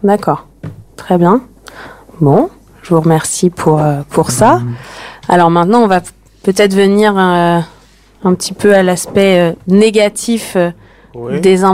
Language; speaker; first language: French; native; French